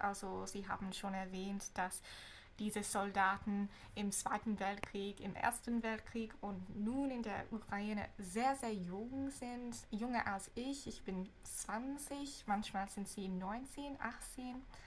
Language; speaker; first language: German; non-native, fluent; English